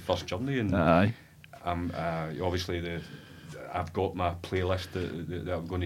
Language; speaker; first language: English; native; English